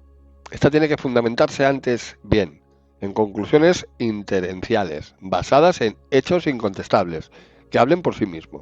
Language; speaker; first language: Spanish; native; Spanish